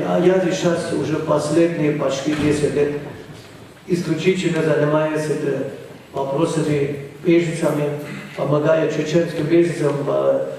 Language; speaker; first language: Russian; non-native, fluent; German